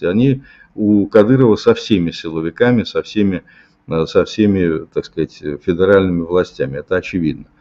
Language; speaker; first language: Russian; native; Russian